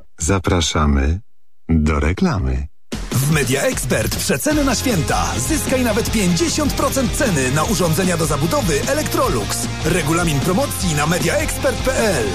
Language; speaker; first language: Polish; native; Polish